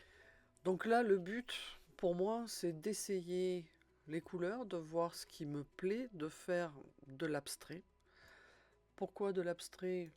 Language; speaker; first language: French; native; French